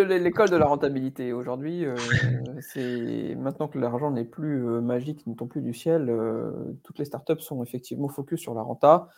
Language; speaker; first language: French; native; French